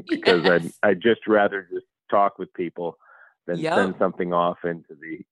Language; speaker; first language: English; native; English